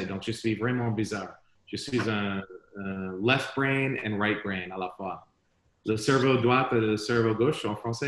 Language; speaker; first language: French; non-native, learner; English